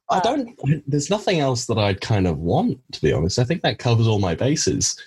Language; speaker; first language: English; native; English